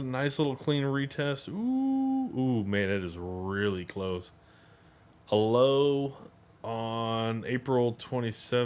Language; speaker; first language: English; native; English